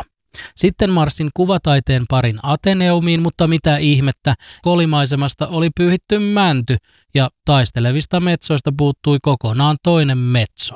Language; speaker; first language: Finnish; native; Finnish